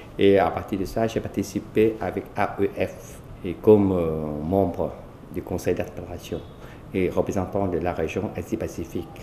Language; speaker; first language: French; non-native, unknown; Vietnamese